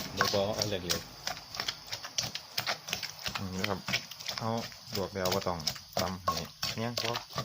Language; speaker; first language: Thai; non-native, local second language; Northeastern Thai